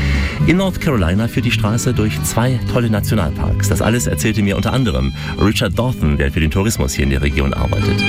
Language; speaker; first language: German; native; German